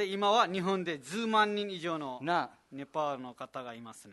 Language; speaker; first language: Japanese; non-native, fluent; Nepali